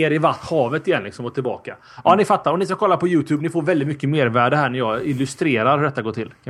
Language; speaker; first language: Swedish; native; Swedish